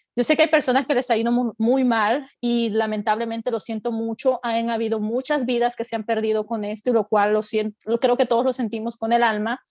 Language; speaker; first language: Spanish; native; Spanish